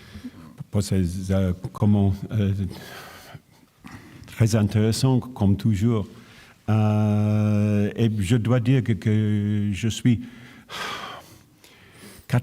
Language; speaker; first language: French; non-native, fluent; English